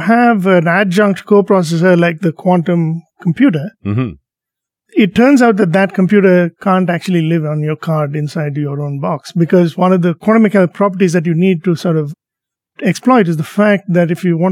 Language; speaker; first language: English; non-native, local second language; Tamil